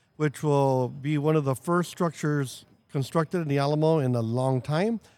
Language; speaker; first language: English; native; English